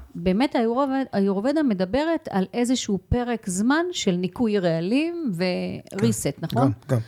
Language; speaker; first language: Hebrew; non-native, fluent; Russian